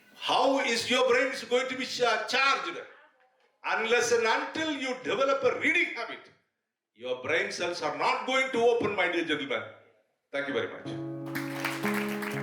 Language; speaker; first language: English; non-native, local second language; Tamil